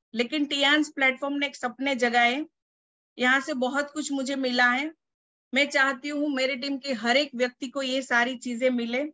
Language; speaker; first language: Hindi; non-native, local second language; Gujarati